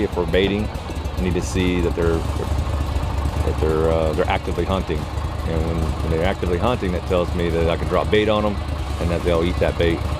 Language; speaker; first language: English; native; English